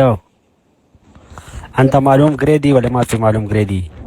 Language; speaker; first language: Arabic; non-native, learner; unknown